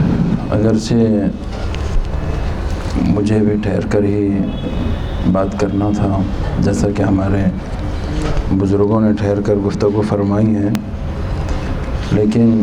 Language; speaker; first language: Urdu; native; Urdu